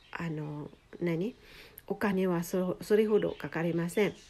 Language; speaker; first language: Japanese; non-native, fluent; Filipino